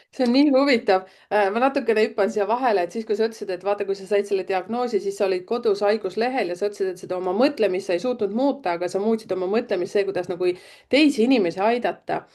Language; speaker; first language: Estonian; native; Estonian